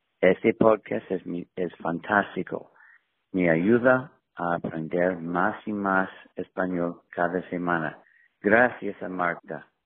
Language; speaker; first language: Spanish; non-native, learner; English